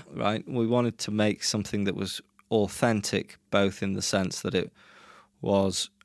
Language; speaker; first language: English; native; English